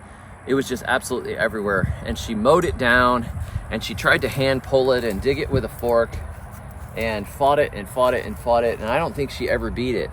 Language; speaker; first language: English; native; English